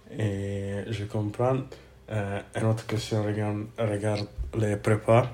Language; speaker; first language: French; non-native, fluent; English